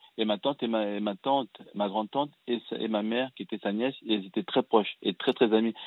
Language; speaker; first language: French; early bilingual, other home language; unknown